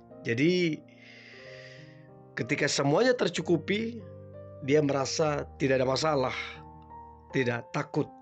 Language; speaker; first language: Indonesian; native; Indonesian